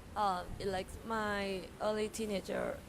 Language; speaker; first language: English; non-native, fluent; Thai